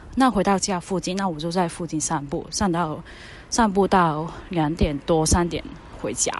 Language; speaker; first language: Chinese; non-native, fluent; Cantonese